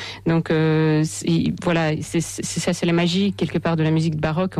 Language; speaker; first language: French; non-native, fluent; Russian